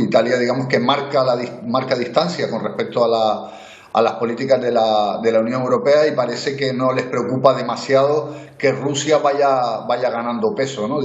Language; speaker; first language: Spanish; native; Spanish